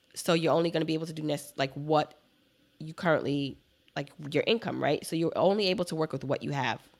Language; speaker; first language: English; native; English